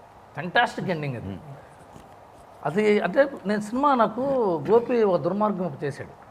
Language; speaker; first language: Telugu; native; Telugu